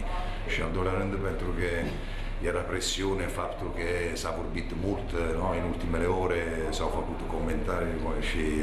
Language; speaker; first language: Romanian; non-native, fluent; Italian